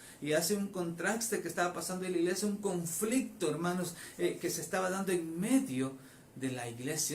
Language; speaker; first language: Spanish; native; Spanish